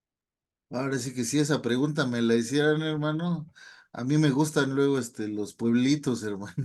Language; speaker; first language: Spanish; native; Spanish